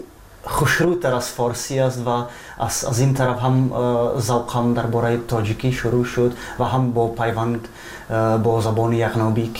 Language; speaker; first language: Persian; non-native, fluent; Czech